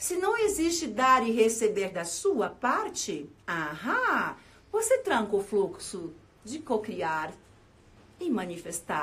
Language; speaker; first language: Portuguese; native; Portuguese